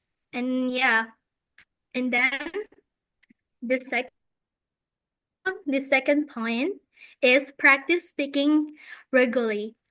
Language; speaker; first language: English; non-native, fluent; Indonesian